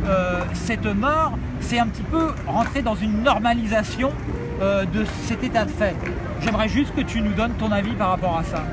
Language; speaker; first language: French; native; French